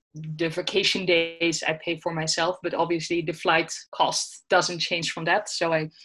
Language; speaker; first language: English; non-native, fluent; Dutch